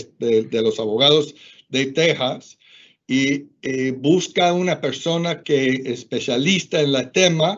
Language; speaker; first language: Spanish; non-native, fluent; English